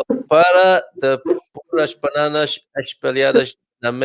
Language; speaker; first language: Portuguese; non-native, learner; English